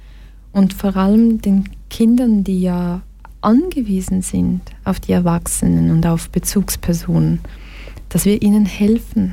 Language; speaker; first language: German; early bilingual, other home language; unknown